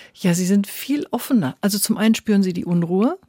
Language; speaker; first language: German; native; German